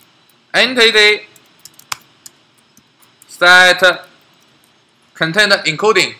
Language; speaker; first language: English; non-native, learner; Chinese